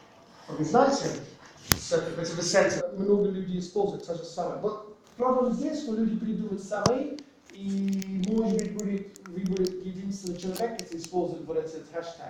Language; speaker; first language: Russian; non-native, fluent; English